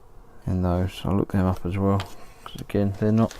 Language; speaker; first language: English; native; English